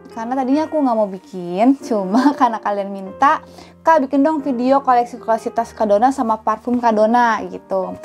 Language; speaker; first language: Indonesian; native; Indonesian